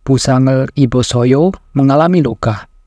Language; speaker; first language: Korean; non-native, fluent; Indonesian